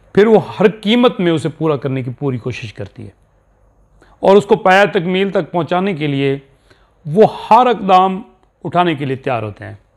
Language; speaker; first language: Urdu; non-native, local second language; Saraiki